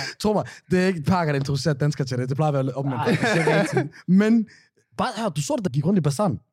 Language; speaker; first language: Danish; early bilingual, other home language; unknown